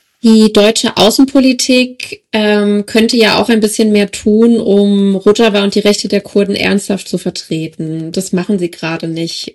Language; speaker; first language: German; native; German